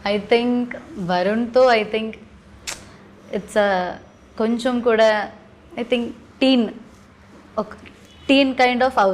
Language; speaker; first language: Telugu; non-native, learner; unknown